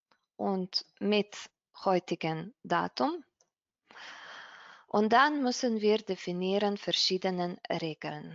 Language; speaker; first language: German; non-native, fluent; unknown